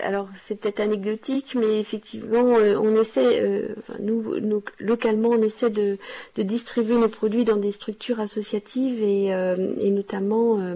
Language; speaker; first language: French; native; French